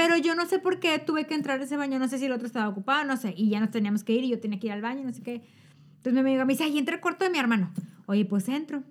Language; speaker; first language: Spanish; native; Spanish